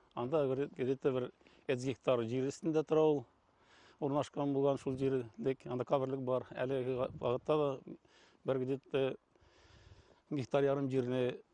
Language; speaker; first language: Tatar; native; Tatar